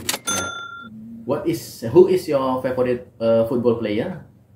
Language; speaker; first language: English; non-native, learner; Indonesian